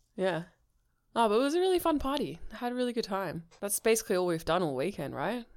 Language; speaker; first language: English; native; English